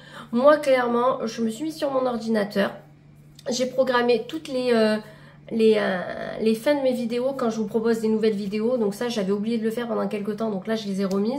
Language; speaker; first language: French; native; French